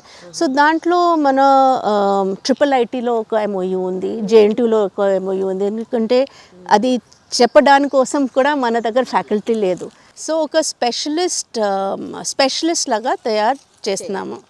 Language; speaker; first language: Telugu; non-native, fluent; Hindi